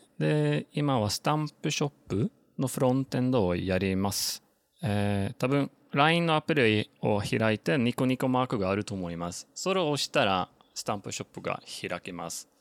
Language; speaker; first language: Japanese; non-native, fluent; Norwegian